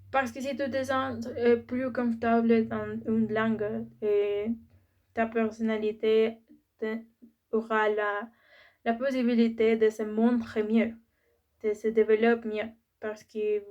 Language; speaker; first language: French; non-native, learner; Spanish